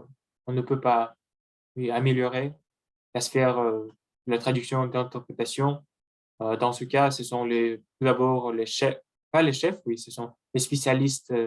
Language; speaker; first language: French; non-native, learner; Russian